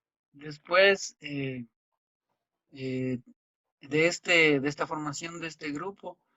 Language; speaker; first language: Spanish; non-native, local second language; Quechua